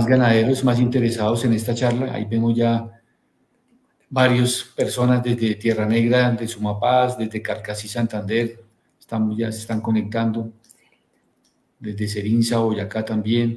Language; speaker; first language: Spanish; native; Spanish